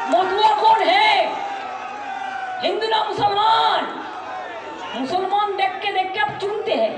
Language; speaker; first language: Hindi; non-native, local second language; Bangla